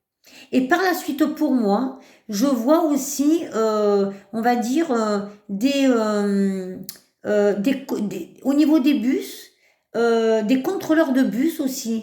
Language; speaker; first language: French; native; French